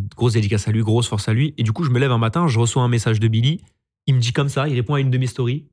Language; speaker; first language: French; native; French